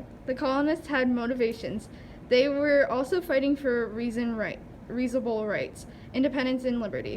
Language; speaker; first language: English; native; English